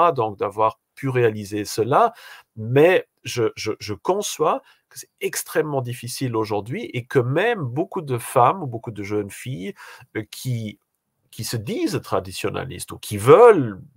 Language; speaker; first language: French; native; French